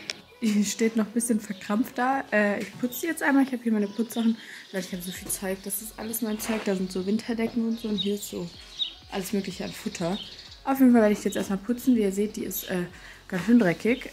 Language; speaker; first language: German; native; German